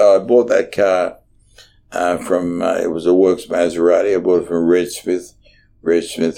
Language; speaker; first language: English; native; English